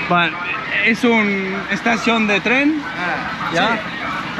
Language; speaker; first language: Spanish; non-native, learner; English